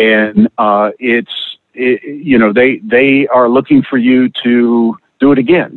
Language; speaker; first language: English; native; English